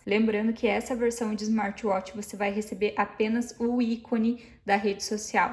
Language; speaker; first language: Portuguese; native; Portuguese